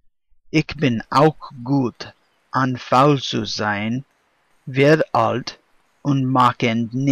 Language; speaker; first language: German; non-native, learner; English